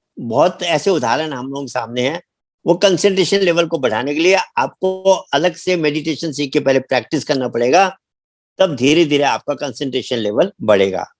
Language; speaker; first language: Hindi; native; Hindi